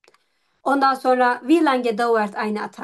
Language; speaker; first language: German; non-native, learner; Turkish